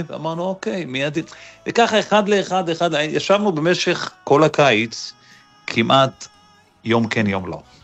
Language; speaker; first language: Hebrew; native; Hebrew